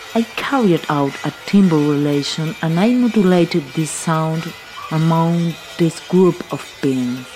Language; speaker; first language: English; non-native, fluent; Spanish